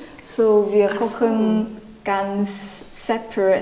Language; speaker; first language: German; non-native, learner; English